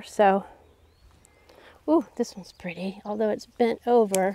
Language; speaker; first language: English; native; English